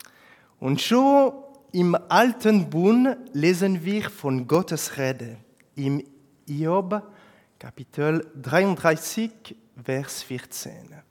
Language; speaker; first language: German; non-native, fluent; French